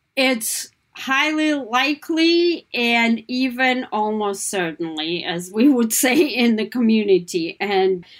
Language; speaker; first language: English; non-native, fluent; Kazakh